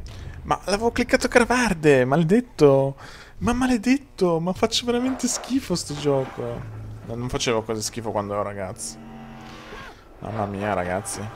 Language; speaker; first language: Italian; native; Italian